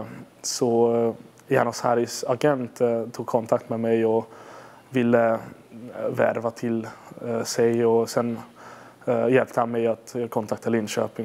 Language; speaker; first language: Swedish; non-native, fluent; Hungarian